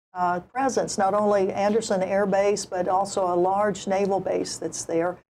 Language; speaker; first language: English; native; English